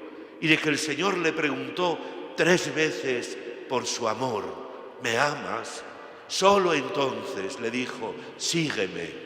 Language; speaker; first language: Spanish; native; Spanish